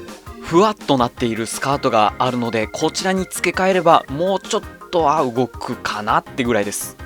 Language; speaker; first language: Japanese; native; Japanese